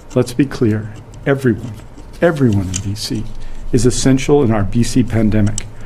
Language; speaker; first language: English; native; English